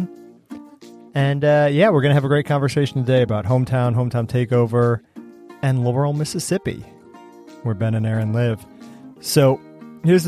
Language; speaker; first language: English; native; English